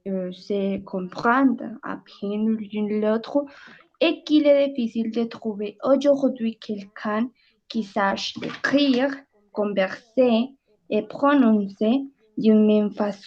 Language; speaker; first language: French; non-native, learner; Spanish